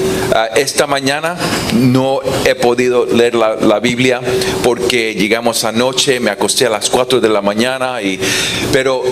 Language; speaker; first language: Spanish; non-native, fluent; English